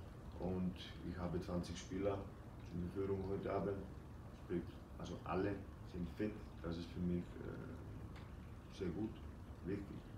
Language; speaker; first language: German; non-native, fluent; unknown